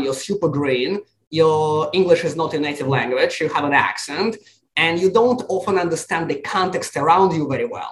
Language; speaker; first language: English; non-native, fluent; Russian